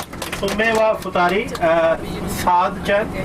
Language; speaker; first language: Japanese; non-native, learner; Urdu